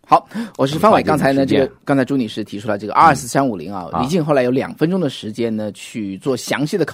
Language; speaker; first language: Chinese; native; Chinese